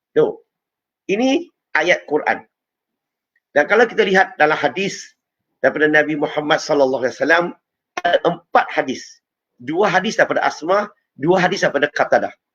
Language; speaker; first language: Malay; non-native, local second language; Chinese